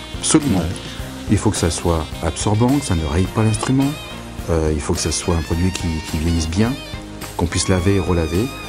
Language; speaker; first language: French; native; French